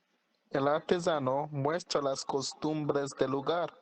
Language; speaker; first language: Spanish; non-native, learner; English